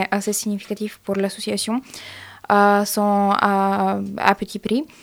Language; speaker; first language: French; non-native, fluent; Bulgarian